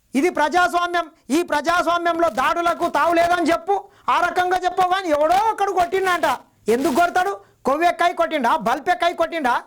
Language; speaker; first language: Telugu; native; Telugu